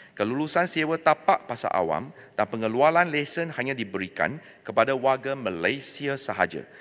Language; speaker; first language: Malay; non-native, local second language; Chinese